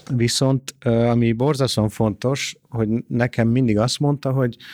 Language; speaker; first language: Hungarian; non-native, fluent; Italian